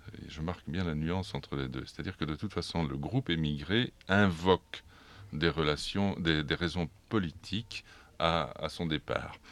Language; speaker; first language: French; native; French